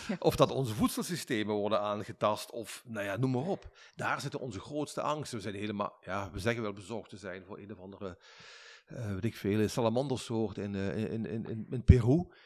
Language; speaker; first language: Dutch; native; Dutch